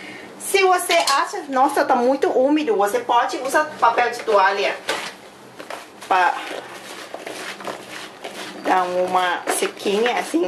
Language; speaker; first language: Portuguese; non-native, learner; Thai